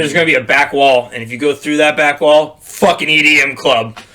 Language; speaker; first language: English; native; English